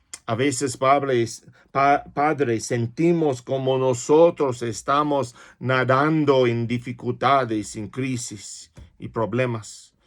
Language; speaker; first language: Spanish; non-native, fluent; English